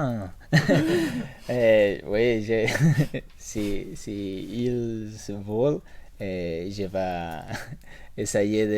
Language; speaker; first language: French; non-native, learner; Spanish